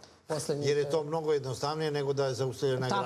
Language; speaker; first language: Bosnian; native; Bosnian